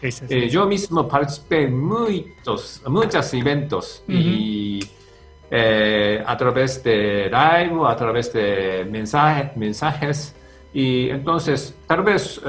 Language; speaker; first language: Spanish; non-native, fluent; Japanese